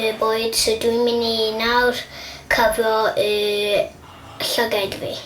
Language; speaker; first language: Welsh; non-native, local second language; English